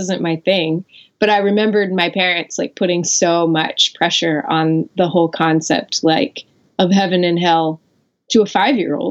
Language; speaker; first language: English; native; English